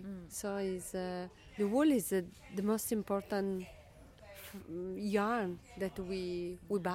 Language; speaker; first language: English; non-native, learner; Italian